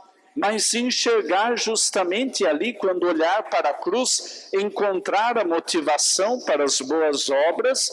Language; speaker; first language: Portuguese; native; Portuguese